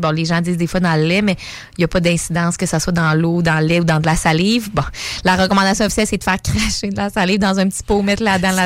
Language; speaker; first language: French; native; French